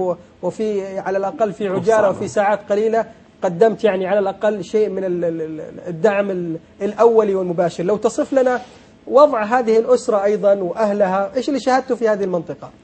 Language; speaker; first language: Arabic; native; Arabic